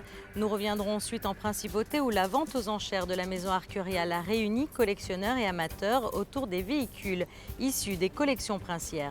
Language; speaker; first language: French; native; French